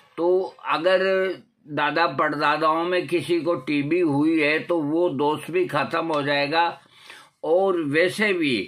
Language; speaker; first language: Hindi; non-native, local second language; Marwari